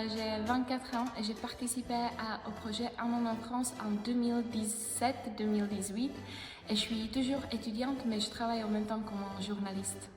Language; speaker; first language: French; non-native, fluent; Czech